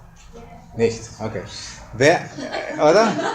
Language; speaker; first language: German; non-native, fluent; Spanish